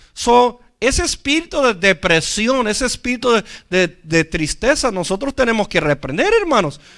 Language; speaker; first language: Spanish; non-native, fluent; English